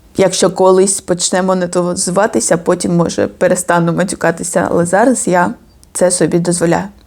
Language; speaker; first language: Ukrainian; non-native, fluent; Georgian